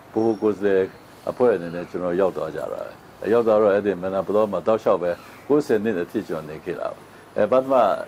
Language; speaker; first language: Burmese; non-native, local second language; Kachin